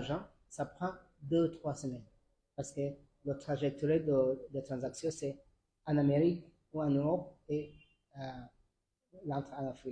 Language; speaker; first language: French; non-native, learner; Arabic